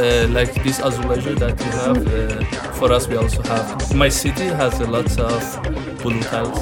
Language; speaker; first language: English; non-native, fluent; Persian